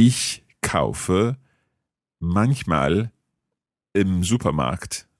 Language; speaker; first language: German; non-native, learner; English